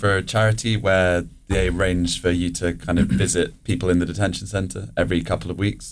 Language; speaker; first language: English; native; English